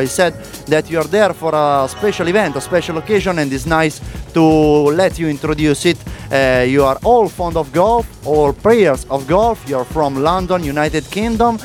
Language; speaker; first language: English; non-native, fluent; Italian